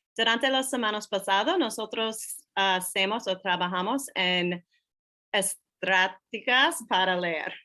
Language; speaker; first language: Spanish; non-native, learner; English